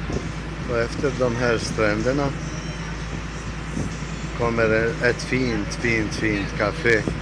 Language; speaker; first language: Swedish; non-native, fluent; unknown